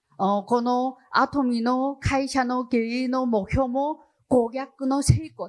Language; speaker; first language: Japanese; non-native, fluent; Chinese